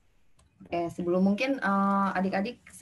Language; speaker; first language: Indonesian; native; Indonesian